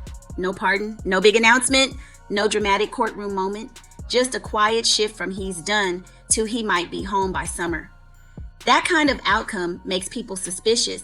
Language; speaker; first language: English; native; English